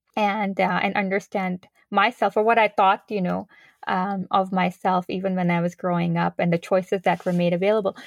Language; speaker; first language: English; non-native, local second language; Urdu